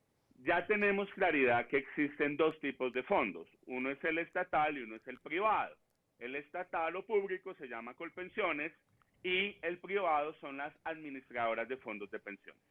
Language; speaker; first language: Spanish; native; Spanish